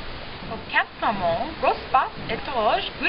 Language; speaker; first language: French; non-native, learner; English